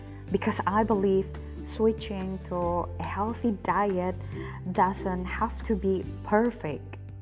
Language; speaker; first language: English; non-native, fluent; Indonesian